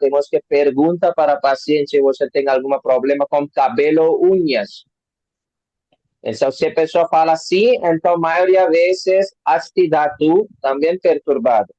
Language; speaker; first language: Portuguese; non-native, learner; Hindi